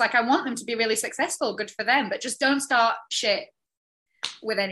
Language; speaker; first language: English; native; English